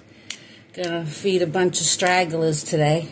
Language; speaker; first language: English; native; English